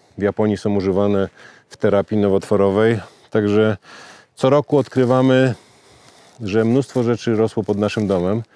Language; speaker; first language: Polish; native; Polish